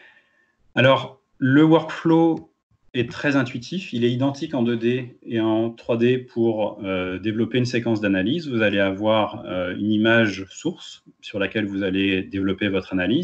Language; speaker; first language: French; native; French